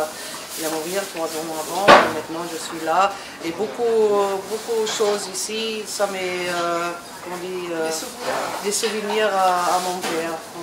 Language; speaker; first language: French; non-native, learner; German